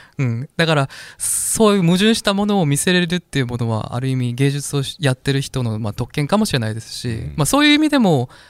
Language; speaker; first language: Japanese; non-native, fluent; Korean